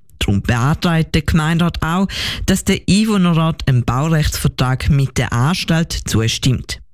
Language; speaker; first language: German; native; German